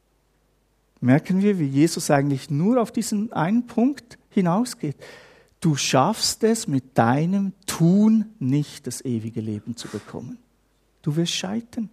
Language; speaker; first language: German; native; German